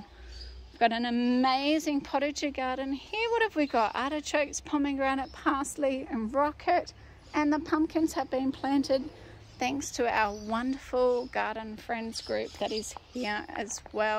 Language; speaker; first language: English; native; English